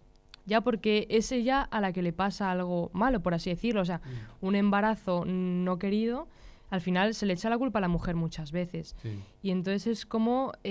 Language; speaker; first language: Spanish; native; Spanish